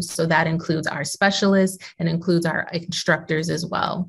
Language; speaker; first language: English; native; English